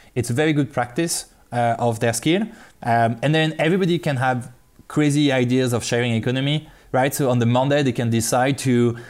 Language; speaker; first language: English; non-native, fluent; French